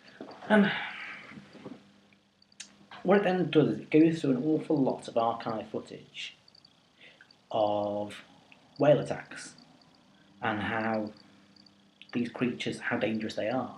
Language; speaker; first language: English; native; English